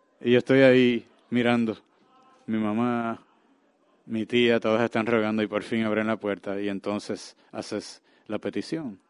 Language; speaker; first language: Spanish; non-native, fluent; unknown